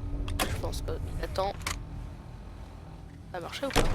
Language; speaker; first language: French; native; French